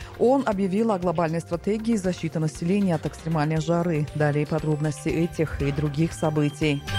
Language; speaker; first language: Russian; non-native, local second language; Tajik